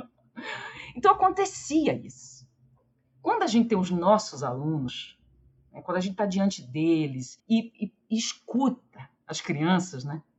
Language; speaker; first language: Portuguese; native; Portuguese